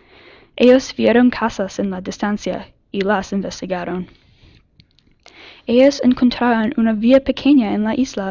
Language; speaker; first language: Spanish; non-native, learner; English